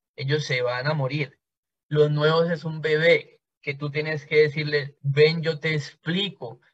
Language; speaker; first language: Spanish; native; Spanish